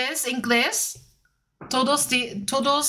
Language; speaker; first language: Spanish; non-native, learner; Chinese